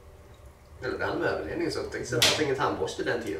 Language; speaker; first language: Swedish; native; Swedish